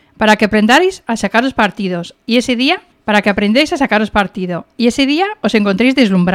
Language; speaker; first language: Spanish; native; Spanish